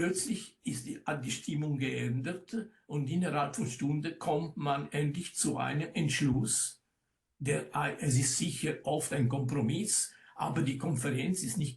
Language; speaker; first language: German; non-native, local second language; Italian